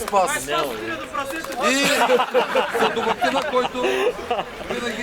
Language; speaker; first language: Bulgarian; native; Bulgarian